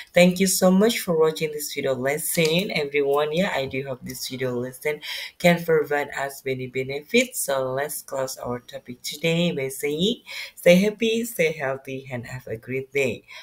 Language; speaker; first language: English; non-native, fluent; Indonesian